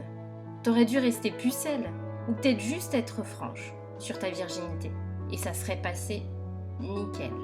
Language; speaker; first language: French; native; French